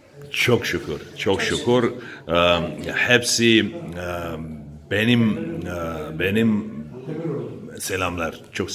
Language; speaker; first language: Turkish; non-native, learner; Abkhazian